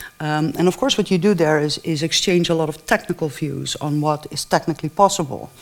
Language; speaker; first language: English; non-native, fluent; Dutch